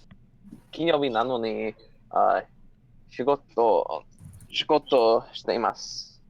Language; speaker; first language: Japanese; non-native, learner; English